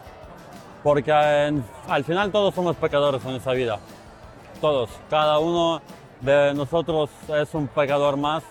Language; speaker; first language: Spanish; non-native, fluent; Ukrainian